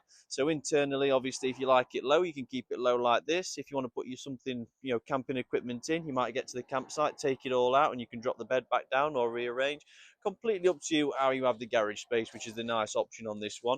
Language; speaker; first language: English; native; English